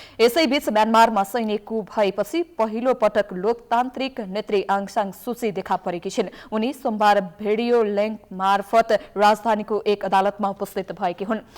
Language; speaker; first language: Nepali; native; Nepali